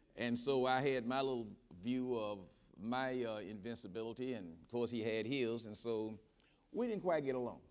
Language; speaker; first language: English; native; English